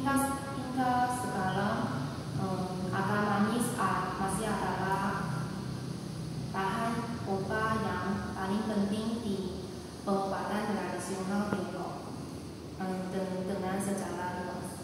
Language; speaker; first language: Indonesian; non-native, learner; Chinese